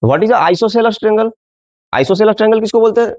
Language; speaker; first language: Hindi; non-native, local second language; Bangla